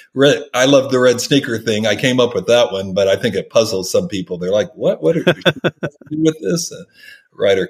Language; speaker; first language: English; native; English